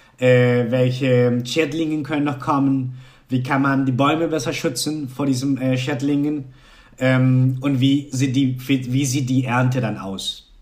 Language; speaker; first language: German; non-native, fluent; Spanish